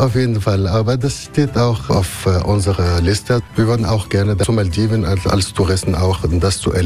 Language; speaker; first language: German; non-native, fluent; Arabic